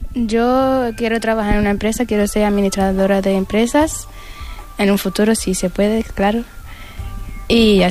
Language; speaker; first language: Spanish; early bilingual, other home language; Arabic